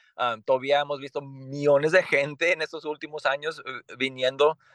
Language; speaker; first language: Spanish; early bilingual, heritage; Spanish